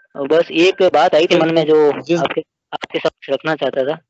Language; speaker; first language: Hindi; native; Hindi